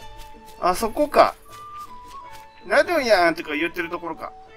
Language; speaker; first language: Japanese; native; Japanese